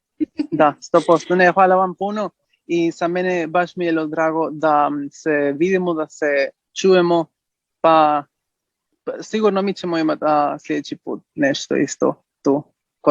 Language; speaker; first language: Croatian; early bilingual, heritage; Spanish